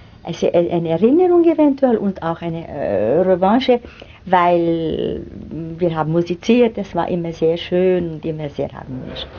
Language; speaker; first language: German; non-native, fluent; Hungarian